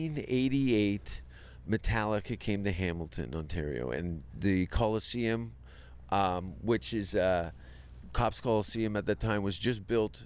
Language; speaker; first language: English; native; English